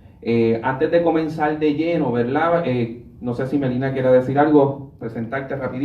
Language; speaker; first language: Spanish; native; Spanish